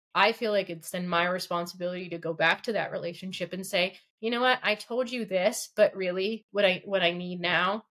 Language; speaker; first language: English; early bilingual, other home language; Russian